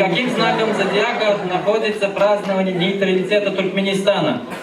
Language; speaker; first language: Russian; non-native, fluent; Turkmen